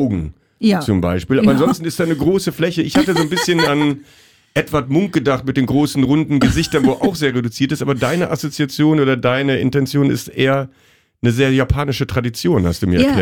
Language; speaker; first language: German; native; German